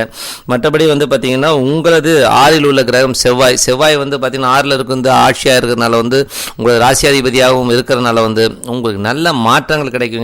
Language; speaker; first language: Tamil; native; Tamil